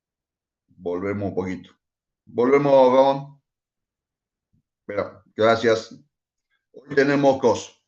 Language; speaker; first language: Spanish; native; Spanish